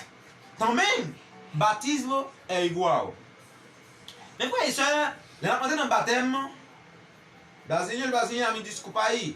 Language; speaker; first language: Portuguese; non-native, learner; Haitian Creole